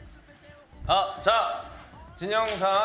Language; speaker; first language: Japanese; non-native, learner; Korean